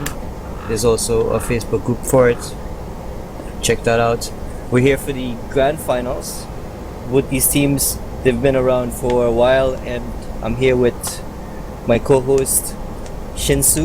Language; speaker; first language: English; native; English